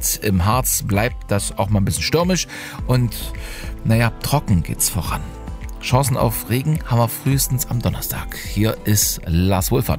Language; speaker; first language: German; native; German